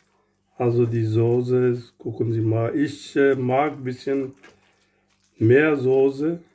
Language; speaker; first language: German; non-native, learner; Urdu